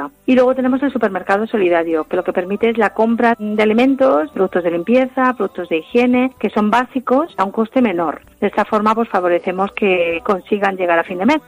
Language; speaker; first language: Spanish; native; Spanish